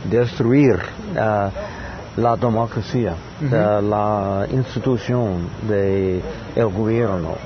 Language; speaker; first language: Spanish; non-native, learner; English